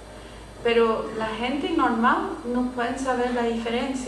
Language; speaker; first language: Spanish; non-native, fluent; English